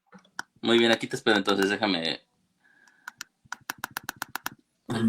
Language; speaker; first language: Spanish; native; Spanish